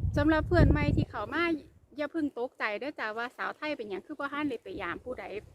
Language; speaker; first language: Thai; native; Thai